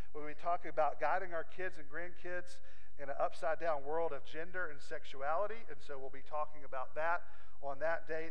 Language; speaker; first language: English; native; English